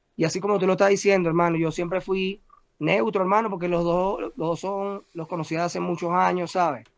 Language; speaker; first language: Spanish; native; Spanish